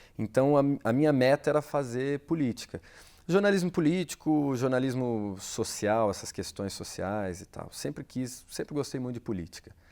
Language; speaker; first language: Portuguese; native; Portuguese